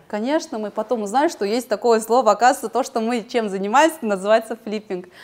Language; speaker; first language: Russian; non-native, local second language; Kazakh